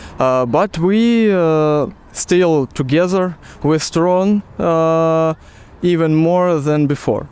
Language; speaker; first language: English; non-native, learner; Ukrainian